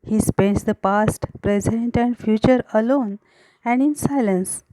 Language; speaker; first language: English; non-native, local second language; Marathi